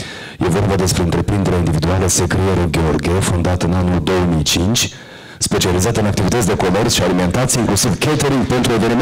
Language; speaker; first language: Romanian; native; Romanian